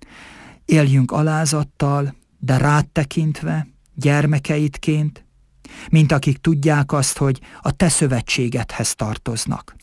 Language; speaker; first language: Hungarian; native; Hungarian